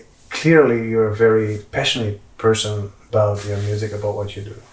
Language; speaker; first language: English; non-native, fluent; Portuguese